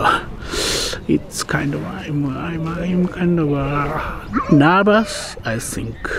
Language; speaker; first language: English; non-native, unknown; Japanese